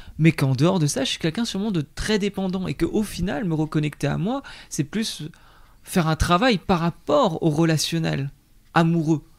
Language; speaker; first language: French; native; French